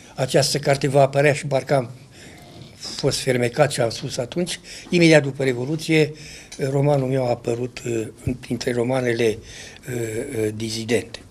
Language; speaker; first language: Romanian; native; Romanian